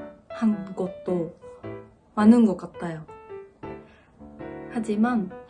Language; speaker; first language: Korean; non-native, learner; Japanese